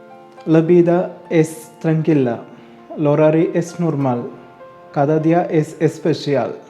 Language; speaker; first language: Catalan; non-native, learner; Tamil